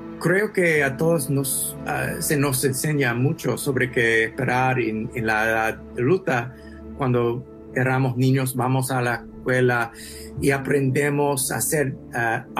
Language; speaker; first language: Spanish; early bilingual, heritage; English